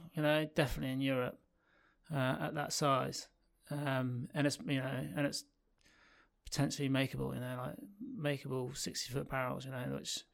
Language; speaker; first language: English; native; English